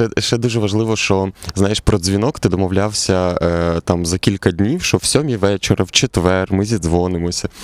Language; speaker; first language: Ukrainian; non-native, local second language; Russian